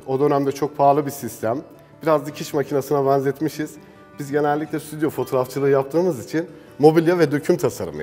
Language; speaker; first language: Turkish; native; Turkish